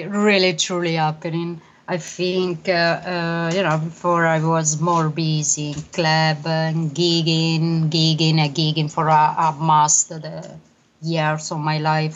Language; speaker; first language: English; non-native, learner; Italian